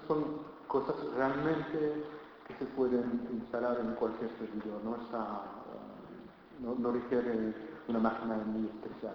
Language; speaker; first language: Spanish; non-native, fluent; French